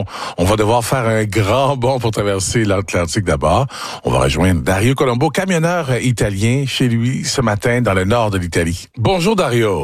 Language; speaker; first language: French; native; French